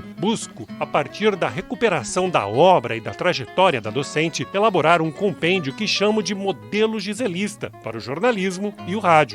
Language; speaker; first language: Portuguese; native; Portuguese